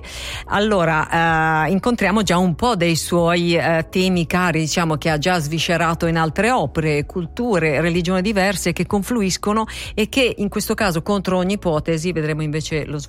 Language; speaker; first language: Italian; native; Italian